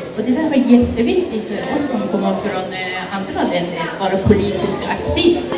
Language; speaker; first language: Swedish; non-native, fluent; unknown